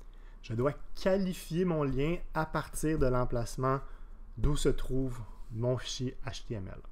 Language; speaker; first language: French; native; French